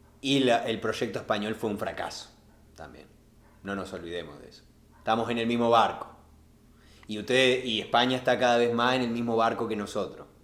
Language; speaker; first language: Spanish; native; Spanish